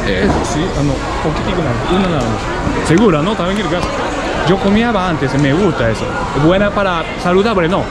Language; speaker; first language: Spanish; non-native, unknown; Japanese